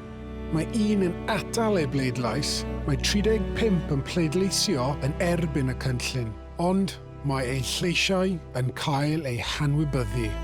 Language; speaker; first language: Welsh; non-native, local second language; English